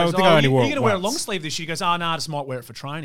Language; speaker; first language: English; native; English